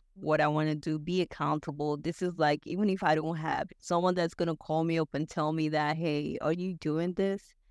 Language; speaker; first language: English; non-native, local second language; Yoruba